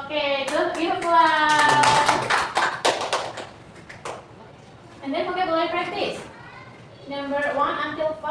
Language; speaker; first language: English; non-native, learner; Indonesian